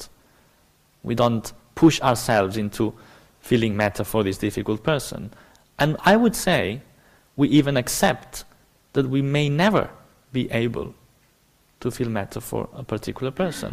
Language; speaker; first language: English; non-native, fluent; Spanish